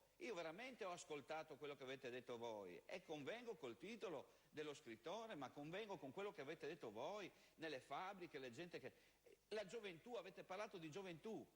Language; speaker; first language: Italian; native; Italian